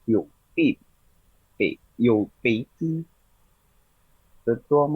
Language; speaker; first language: Chinese; non-native, learner; Indonesian